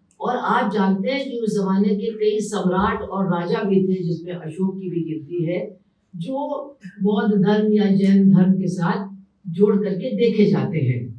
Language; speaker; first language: Hindi; native; Hindi